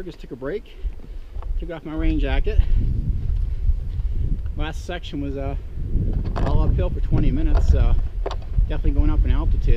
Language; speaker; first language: English; native; English